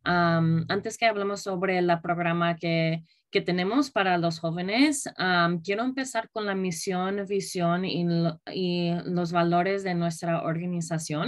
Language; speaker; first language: Spanish; early bilingual, other home language; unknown